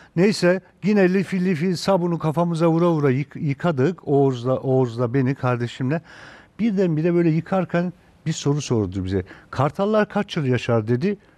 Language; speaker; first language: Turkish; native; Turkish